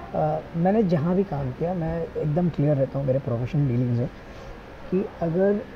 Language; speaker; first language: Hindi; non-native, local second language; Gujarati